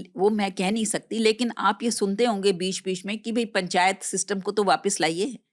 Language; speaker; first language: Hindi; native; Hindi